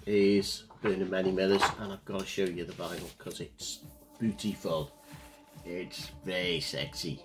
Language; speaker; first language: English; native; English